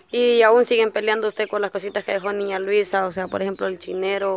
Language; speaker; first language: Spanish; native; Spanish